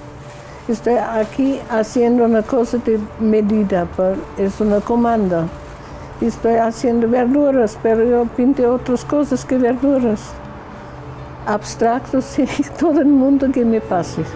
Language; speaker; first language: Spanish; non-native, fluent; German